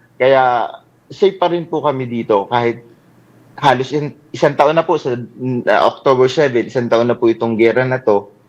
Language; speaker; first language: Filipino; native; Filipino